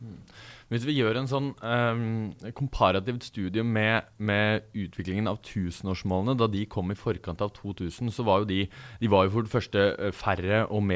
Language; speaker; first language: Norwegian; native; Norwegian